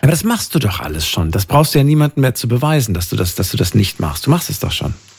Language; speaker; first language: German; native; German